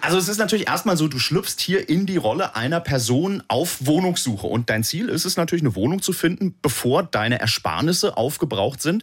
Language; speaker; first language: German; native; German